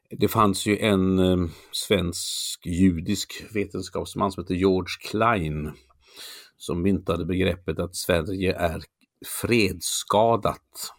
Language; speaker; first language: Swedish; native; Swedish